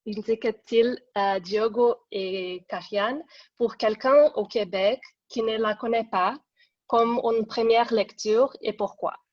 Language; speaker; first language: French; non-native, fluent; Portuguese